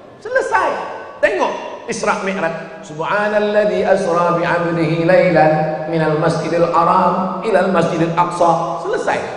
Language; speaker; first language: Malay; native; Malay